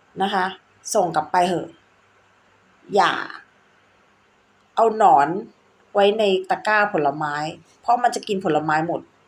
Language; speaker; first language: Thai; native; Thai